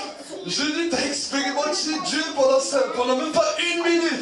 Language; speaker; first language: French; native; French